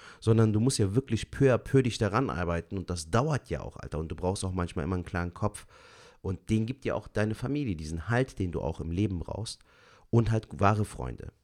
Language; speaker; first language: German; native; German